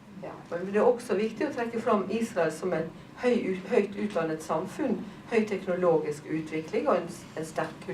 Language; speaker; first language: Norwegian; native; Norwegian